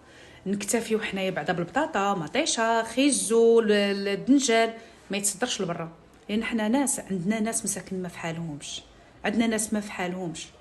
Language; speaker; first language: Arabic; native; Arabic